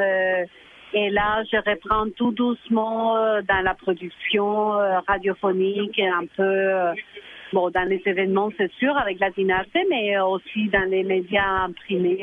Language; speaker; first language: French; non-native, fluent; Spanish